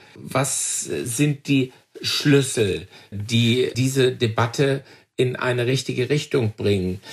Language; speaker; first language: German; native; German